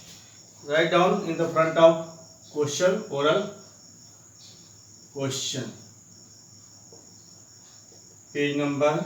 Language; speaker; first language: English; non-native, local second language; Hindi